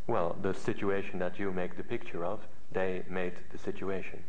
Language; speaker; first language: English; non-native, fluent; Dutch